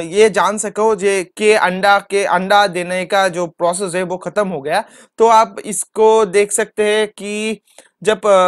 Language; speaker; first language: Hindi; non-native, local second language; Bangla